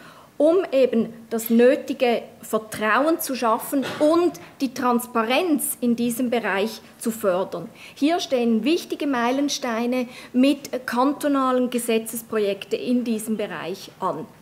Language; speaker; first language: German; native; German